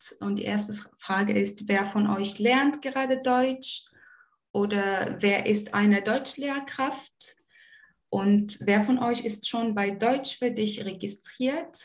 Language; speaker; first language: German; non-native, fluent; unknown